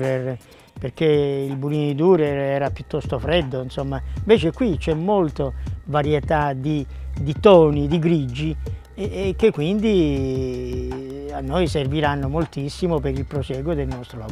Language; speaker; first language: Italian; native; Italian